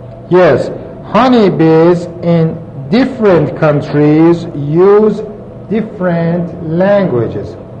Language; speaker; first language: English; non-native, fluent; Persian